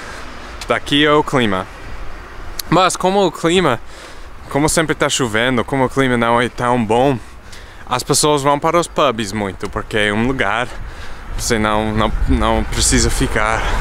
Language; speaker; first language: Portuguese; non-native, fluent; English